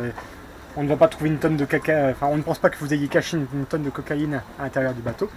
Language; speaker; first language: French; native; French